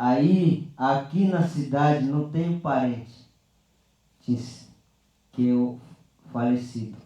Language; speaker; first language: Portuguese; non-native, local second language; Yanomámi